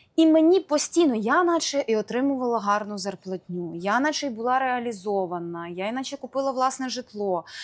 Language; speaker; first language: Ukrainian; native; Ukrainian